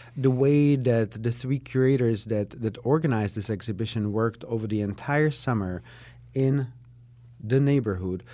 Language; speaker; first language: English; non-native, fluent; Czech